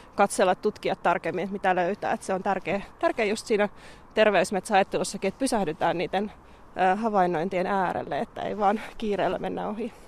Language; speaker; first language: Finnish; native; Finnish